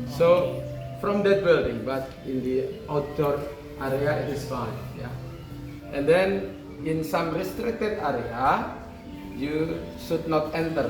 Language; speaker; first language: English; non-native, learner; Indonesian